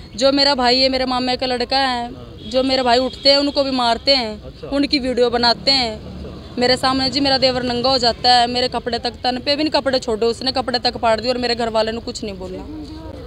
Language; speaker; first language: Hindi; native; Hindi